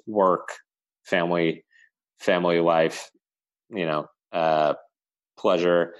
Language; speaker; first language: English; native; English